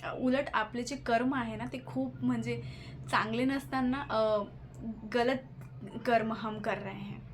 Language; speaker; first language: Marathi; non-native, local second language; Hindi